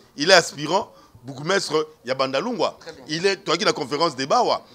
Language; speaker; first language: French; non-native, local second language; Lingala